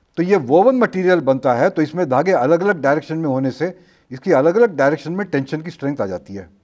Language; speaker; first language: Hindi; non-native, local second language; Marathi